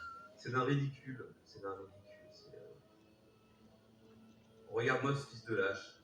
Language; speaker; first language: French; native; French